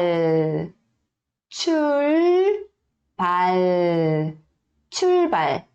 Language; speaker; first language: Korean; early bilingual, heritage; Korean